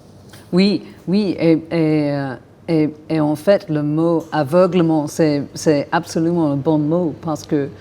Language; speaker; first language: French; non-native, fluent; English